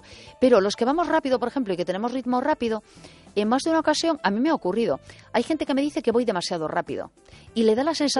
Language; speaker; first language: Spanish; native; Spanish